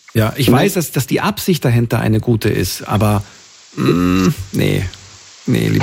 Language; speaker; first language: German; native; German